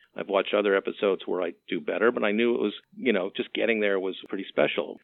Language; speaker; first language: English; native; English